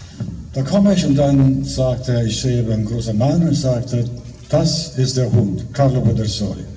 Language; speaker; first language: German; non-native, fluent; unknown